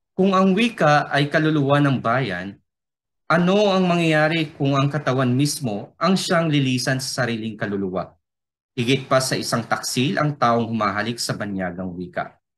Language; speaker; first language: Filipino; non-native, local second language; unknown